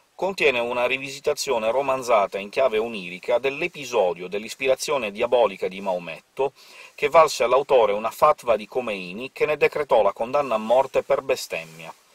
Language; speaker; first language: Italian; native; Italian